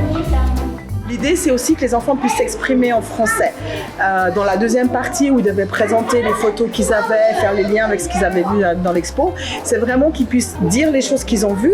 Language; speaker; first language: French; native; French